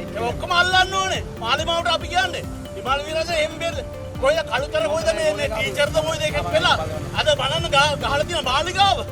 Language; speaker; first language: Sinhala; non-native, local second language; Tamil